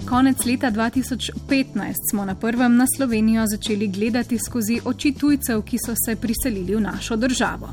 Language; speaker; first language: Slovenian; native; Slovenian